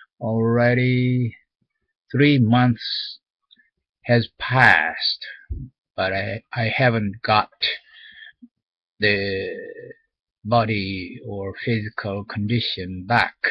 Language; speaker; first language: English; non-native, learner; Japanese